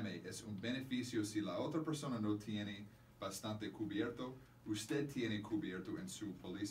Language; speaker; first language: Spanish; non-native, fluent; English